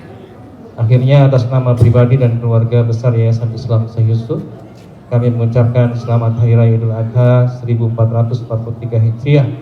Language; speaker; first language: Indonesian; native; Indonesian